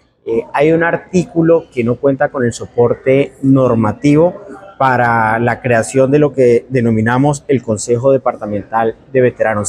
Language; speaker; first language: Spanish; native; Spanish